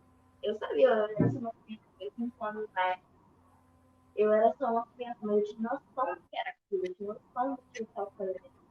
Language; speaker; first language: Portuguese; early bilingual, other home language; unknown